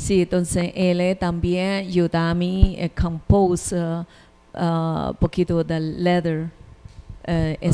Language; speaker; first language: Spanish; non-native, learner; Chinese